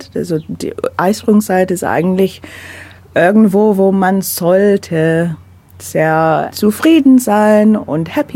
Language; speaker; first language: German; non-native, fluent; English